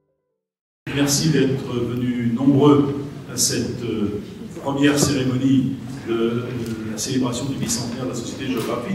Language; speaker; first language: French; native; French